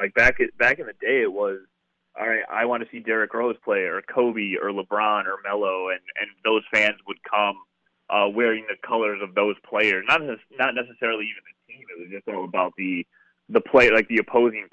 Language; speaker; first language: English; native; English